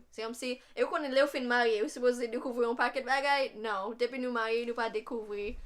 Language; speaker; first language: Haitian Creole; non-native, fluent; English